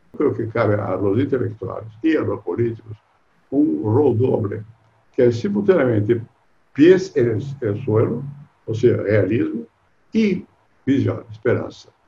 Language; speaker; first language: Spanish; non-native, fluent; Portuguese